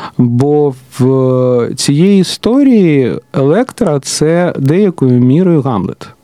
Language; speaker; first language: Ukrainian; non-native, local second language; Russian